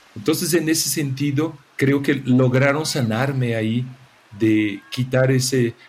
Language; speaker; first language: Spanish; non-native, fluent; Portuguese